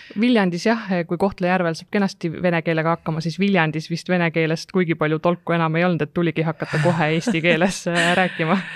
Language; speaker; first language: Estonian; native; Estonian